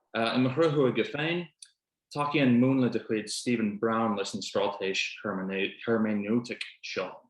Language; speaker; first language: Irish; non-native, local second language; English